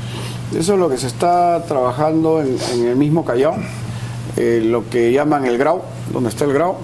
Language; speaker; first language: Spanish; native; Spanish